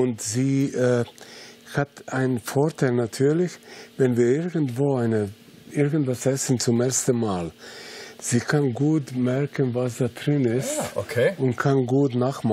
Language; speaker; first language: German; non-native, fluent; Serbian